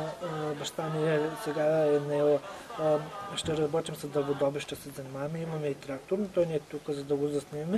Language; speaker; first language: Bulgarian; native; Bulgarian